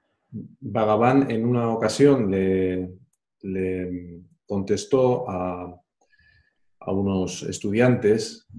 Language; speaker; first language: Spanish; native; Spanish